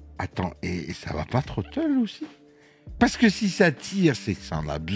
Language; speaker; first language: French; native; French